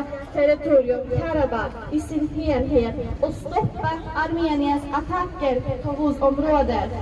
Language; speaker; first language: Swedish; non-native, fluent; Azerbaijani